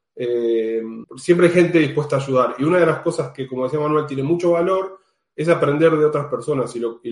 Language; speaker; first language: Spanish; native; Spanish